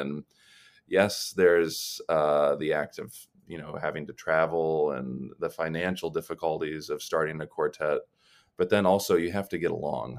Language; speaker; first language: English; native; English